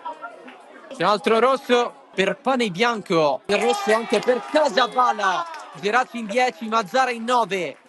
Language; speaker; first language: Italian; native; Italian